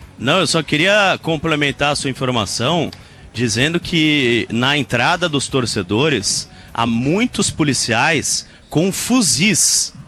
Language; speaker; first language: Portuguese; native; Portuguese